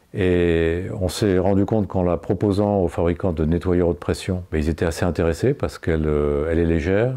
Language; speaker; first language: French; native; French